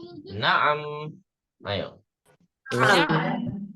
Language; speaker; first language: Arabic; non-native, fluent; Indonesian